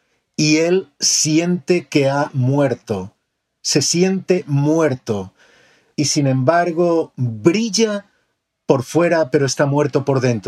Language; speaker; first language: Spanish; native; Spanish